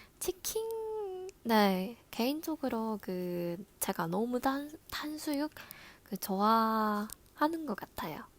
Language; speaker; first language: Korean; non-native, learner; Japanese